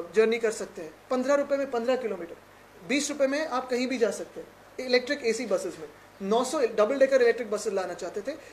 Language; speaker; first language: Hindi; non-native, local second language; Marathi